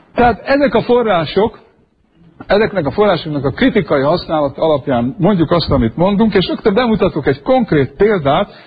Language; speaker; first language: Hungarian; native; Hungarian